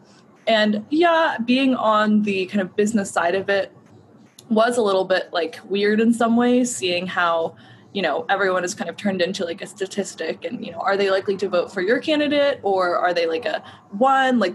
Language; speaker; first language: English; native; English